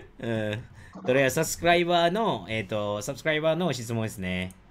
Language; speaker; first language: Japanese; non-native, fluent; Malay